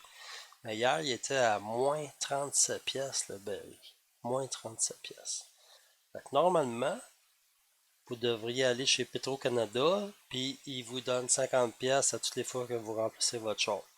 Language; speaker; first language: French; native; French